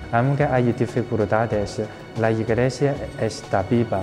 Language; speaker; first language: Spanish; non-native, local second language; Chinese